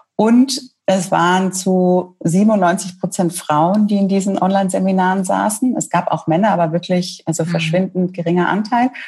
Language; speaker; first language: German; native; German